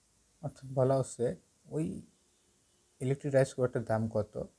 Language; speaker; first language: Korean; non-native, learner; Bangla